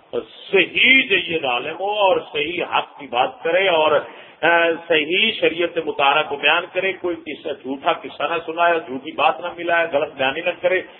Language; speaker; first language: Urdu; non-native, local second language; Punjabi